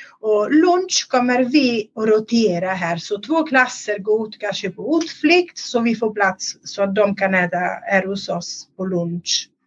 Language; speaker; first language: Swedish; non-native, fluent; Italian